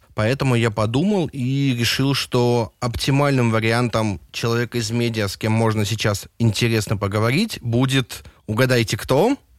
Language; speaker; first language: Russian; native; Russian